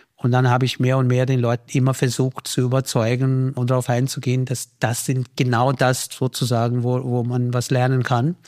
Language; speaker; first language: German; non-native, fluent; Hindi